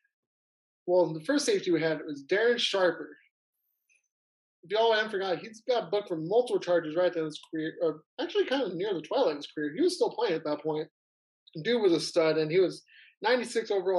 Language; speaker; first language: English; native; English